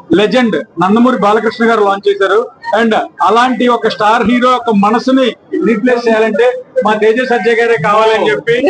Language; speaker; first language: Telugu; native; Telugu